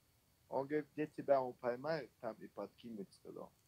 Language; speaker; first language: Russian; non-native, local second language; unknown